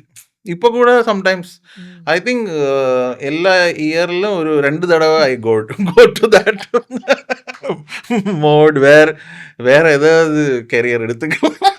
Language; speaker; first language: Tamil; non-native, fluent; Malayalam